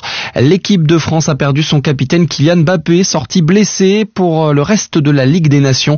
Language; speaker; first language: French; native; French